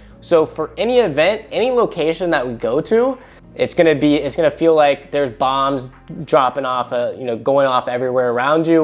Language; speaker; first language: English; native; English